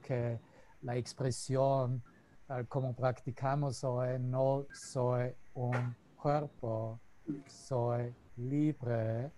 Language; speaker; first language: Spanish; non-native, fluent; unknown